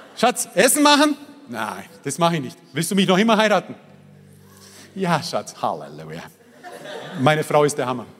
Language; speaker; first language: German; early bilingual, other home language; Croatian